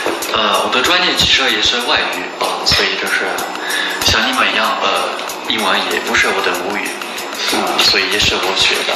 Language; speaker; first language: Chinese; non-native, fluent; French